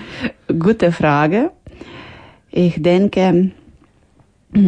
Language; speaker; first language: German; non-native, learner; Ukrainian